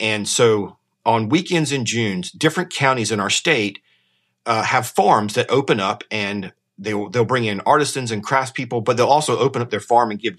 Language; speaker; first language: English; native; English